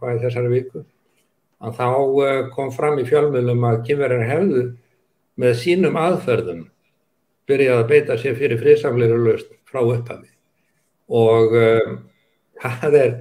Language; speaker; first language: Icelandic; native; Icelandic